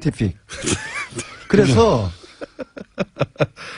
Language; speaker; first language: Korean; native; Korean